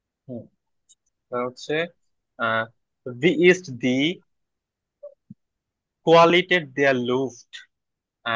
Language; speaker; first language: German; non-native, learner; Bangla